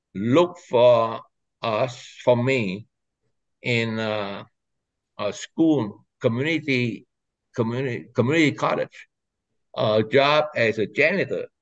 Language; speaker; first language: English; non-native, fluent; Vietnamese